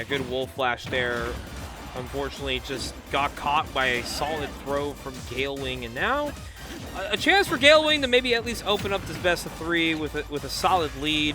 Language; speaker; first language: English; native; English